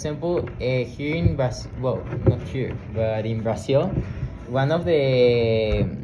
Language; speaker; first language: English; non-native, learner; Spanish